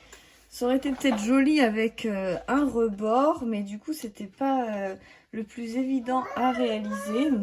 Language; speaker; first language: French; native; French